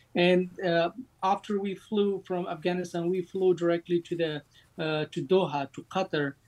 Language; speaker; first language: English; non-native, fluent; Persian